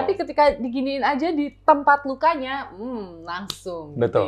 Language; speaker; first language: Indonesian; native; Indonesian